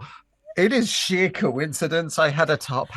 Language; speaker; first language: English; native; English